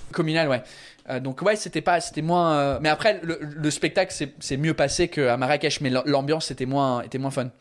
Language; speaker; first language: French; early bilingual, other home language; English